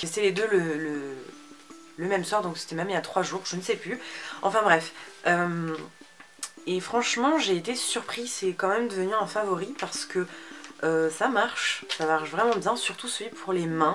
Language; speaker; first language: French; native; French